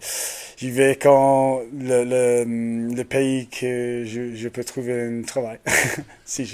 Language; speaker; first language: French; non-native, learner; English